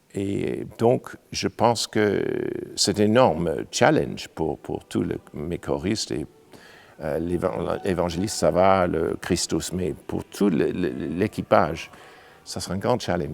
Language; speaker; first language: French; non-native, fluent; English